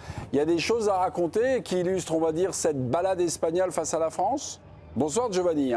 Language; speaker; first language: French; native; French